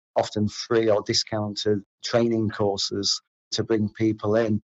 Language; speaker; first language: English; native; English